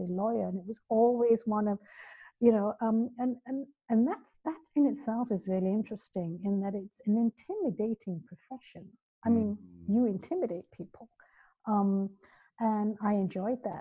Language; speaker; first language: English; native; English